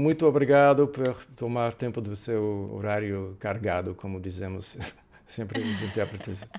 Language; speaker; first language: Portuguese; non-native, fluent; English